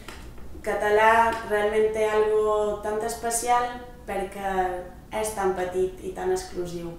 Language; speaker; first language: Catalan; non-native, local second language; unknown